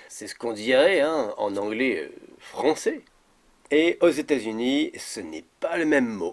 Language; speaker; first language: French; native; French